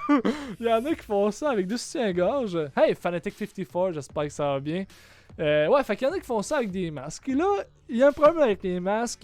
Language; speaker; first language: French; native; French